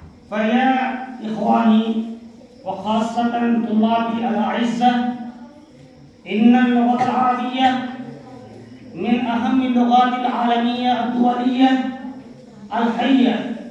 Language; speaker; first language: Arabic; non-native, fluent; Urdu